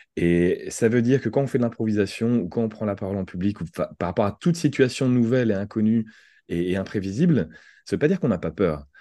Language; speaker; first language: French; native; French